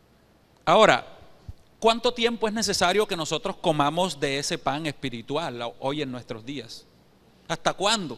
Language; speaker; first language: Spanish; native; Spanish